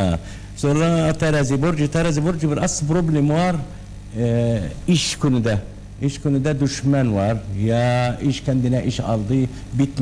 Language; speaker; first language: Turkish; non-native, learner; Arabic